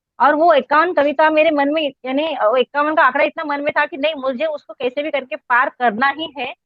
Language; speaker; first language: Hindi; non-native, local second language; Marathi